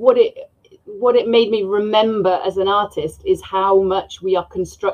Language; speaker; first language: English; native; English